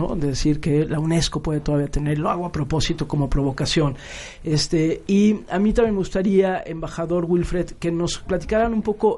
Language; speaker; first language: Spanish; native; Spanish